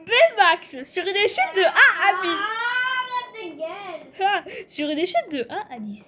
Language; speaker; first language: French; native; French